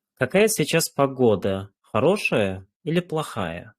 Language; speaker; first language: Russian; non-native, fluent; Uzbek